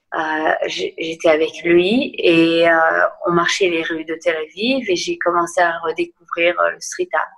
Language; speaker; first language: French; native; French